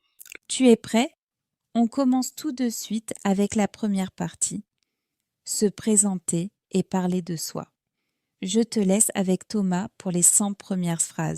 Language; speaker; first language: French; native; French